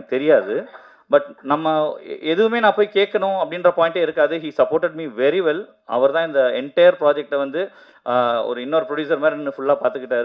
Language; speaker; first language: Tamil; native; Tamil